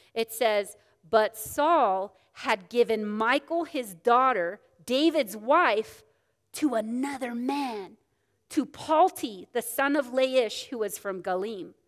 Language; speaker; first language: English; native; English